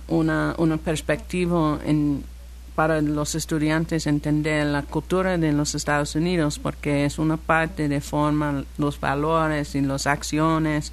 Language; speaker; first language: Spanish; non-native, learner; English